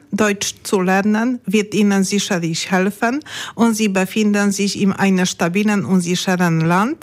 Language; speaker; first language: German; non-native, learner; Polish